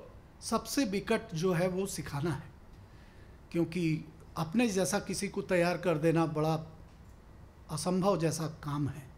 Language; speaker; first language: Hindi; native; Hindi